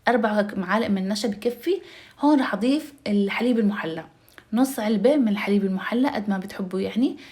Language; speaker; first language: Arabic; native; Arabic